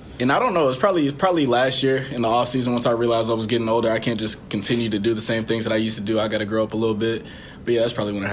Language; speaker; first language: English; native; English